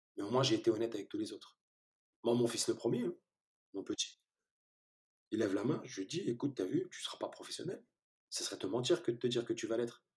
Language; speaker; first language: French; early bilingual, other home language; Turkish